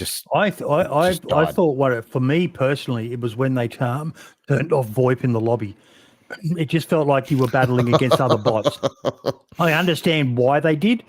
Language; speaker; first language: English; native; English